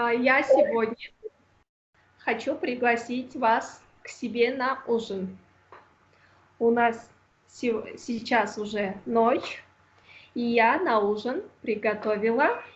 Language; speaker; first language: Russian; non-native, fluent; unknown